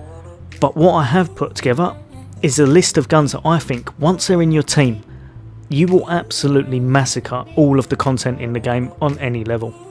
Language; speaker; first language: English; native; English